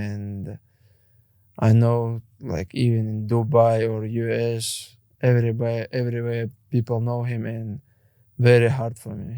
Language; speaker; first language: English; non-native, learner; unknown